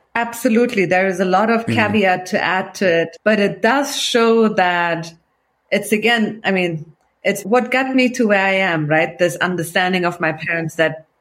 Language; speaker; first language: English; non-native, fluent; German